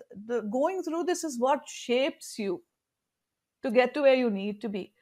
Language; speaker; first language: English; non-native, local second language; Tamil